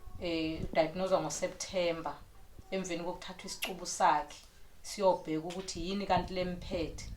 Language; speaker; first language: Zulu; native; Zulu